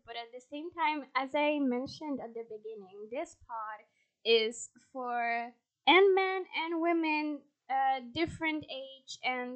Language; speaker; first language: English; non-native, fluent; Polish